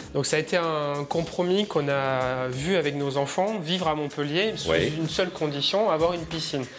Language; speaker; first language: French; native; French